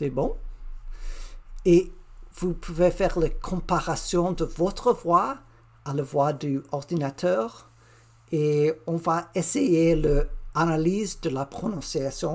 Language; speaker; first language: French; non-native, learner; English